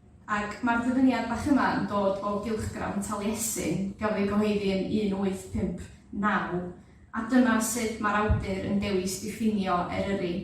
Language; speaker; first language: Welsh; native; Welsh